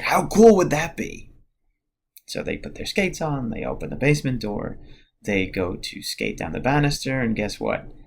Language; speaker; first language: English; native; English